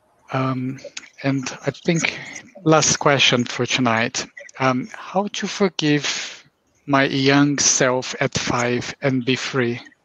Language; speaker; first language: English; non-native, fluent; Portuguese